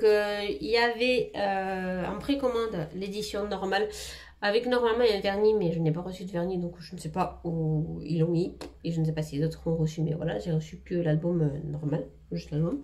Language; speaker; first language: French; native; French